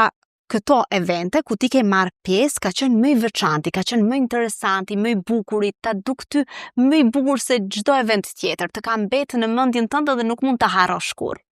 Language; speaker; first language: Albanian; native; Albanian